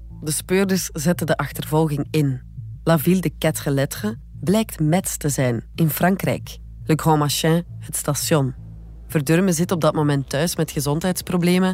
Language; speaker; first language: Dutch; native; Dutch